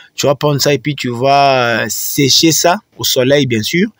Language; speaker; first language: French; non-native, local second language; Swahili